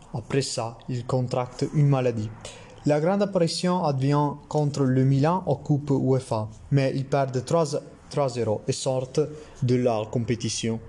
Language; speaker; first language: French; non-native, learner; Italian